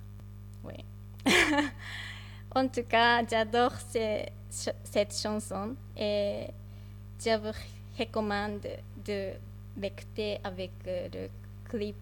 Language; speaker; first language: French; non-native, learner; Japanese